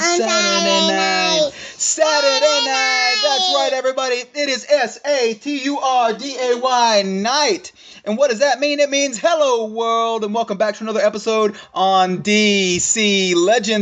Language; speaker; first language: English; native; English